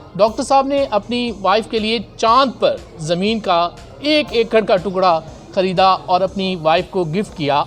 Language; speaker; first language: Urdu; non-native, local second language; Punjabi